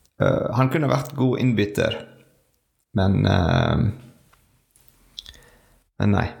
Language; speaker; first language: Norwegian; non-native, learner; French